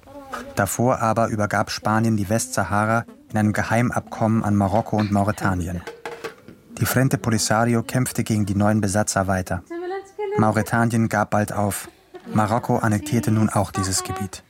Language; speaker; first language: German; native; German